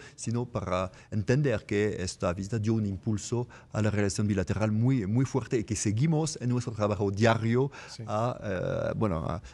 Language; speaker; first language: Spanish; non-native, fluent; French